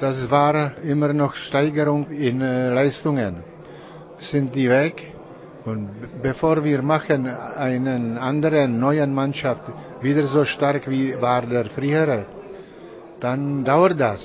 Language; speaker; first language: German; non-native, learner; Czech